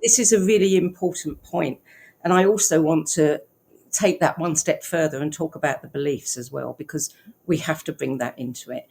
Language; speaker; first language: English; native; English